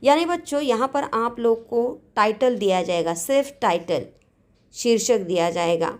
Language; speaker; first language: Hindi; non-native, local second language; Marathi